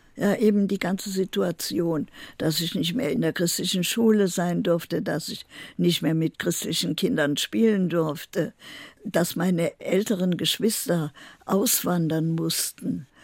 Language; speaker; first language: German; native; German